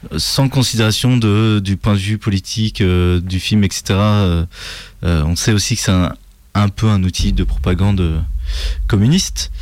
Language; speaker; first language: French; native; French